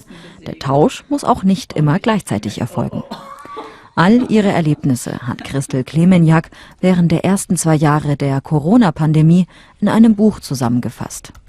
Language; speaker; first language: German; native; German